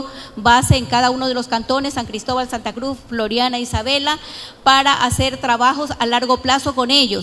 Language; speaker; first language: Spanish; native; Spanish